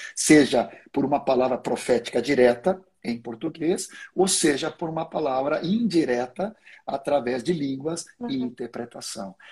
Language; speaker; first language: Portuguese; non-native, fluent; Swedish